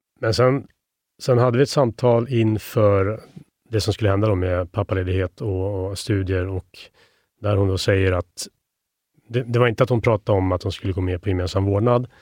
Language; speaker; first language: Swedish; native; Swedish